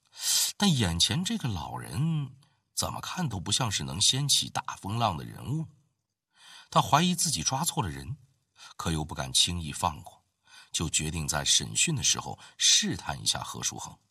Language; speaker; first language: Chinese; native; Chinese